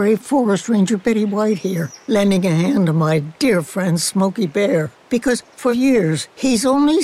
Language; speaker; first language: English; native; English